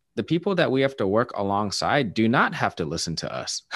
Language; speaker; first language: English; native; English